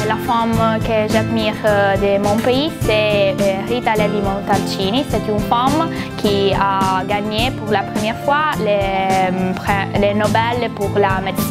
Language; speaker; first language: French; non-native, learner; Italian